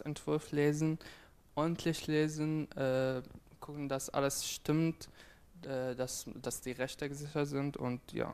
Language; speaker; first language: German; non-native, fluent; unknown